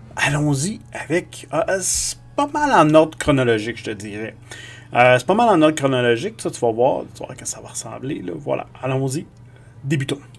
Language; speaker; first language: French; native; French